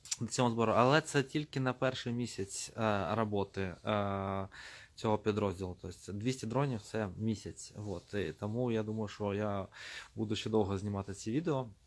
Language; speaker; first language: Ukrainian; non-native, local second language; Russian